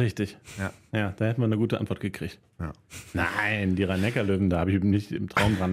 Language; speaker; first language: German; native; German